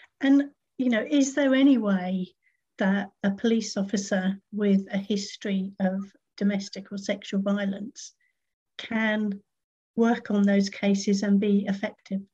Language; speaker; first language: English; native; English